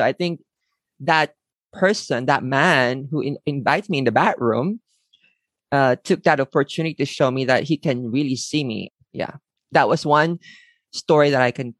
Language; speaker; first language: English; non-native, local second language; Filipino